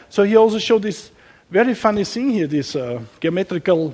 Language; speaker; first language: English; non-native, learner; German